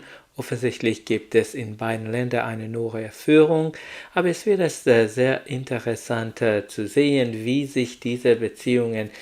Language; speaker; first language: German; non-native, learner; Hungarian